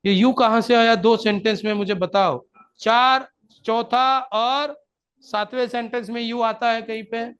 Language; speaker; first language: Hindi; non-native, local second language; Marathi